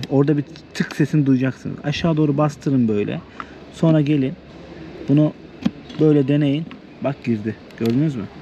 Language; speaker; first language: Turkish; native; Turkish